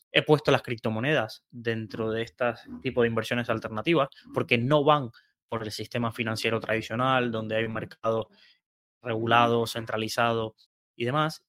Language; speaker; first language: Spanish; native; Spanish